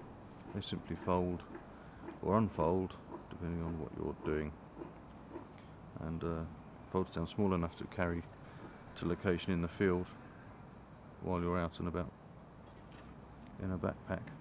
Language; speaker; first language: English; native; English